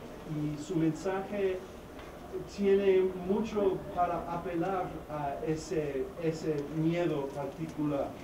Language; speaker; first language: Spanish; non-native, fluent; English